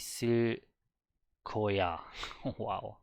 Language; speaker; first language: Korean; non-native, learner; German